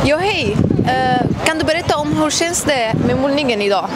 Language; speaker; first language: Swedish; non-native, fluent; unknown